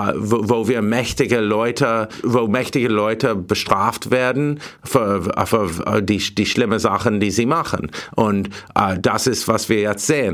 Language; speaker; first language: German; non-native, learner; English